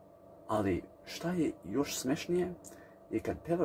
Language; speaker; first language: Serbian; early bilingual, heritage; English